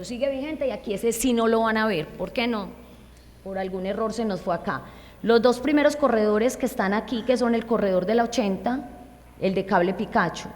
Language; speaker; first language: Spanish; native; Spanish